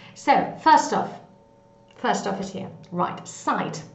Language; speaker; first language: English; non-native, fluent; Greek